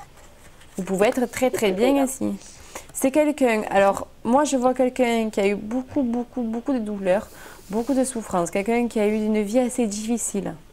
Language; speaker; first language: French; native; French